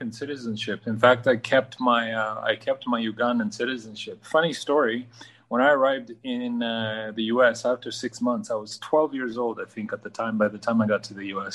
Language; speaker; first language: English; early bilingual, other home language; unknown